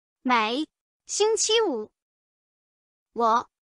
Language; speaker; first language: Chinese; non-native, learner; English